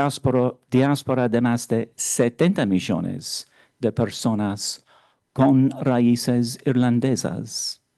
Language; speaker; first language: Spanish; non-native, fluent; English